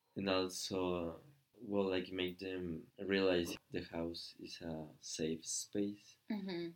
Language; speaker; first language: English; non-native, fluent; Spanish